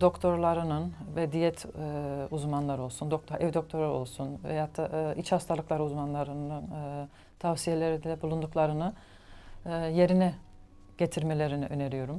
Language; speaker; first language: Turkish; native; Turkish